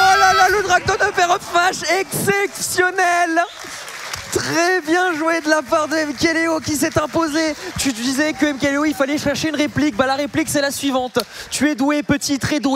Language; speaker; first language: French; native; French